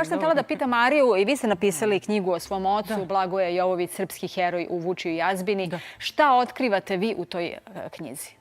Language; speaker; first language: Serbian; native; Serbian